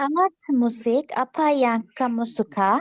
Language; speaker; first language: Indonesian; non-native, learner; Turkish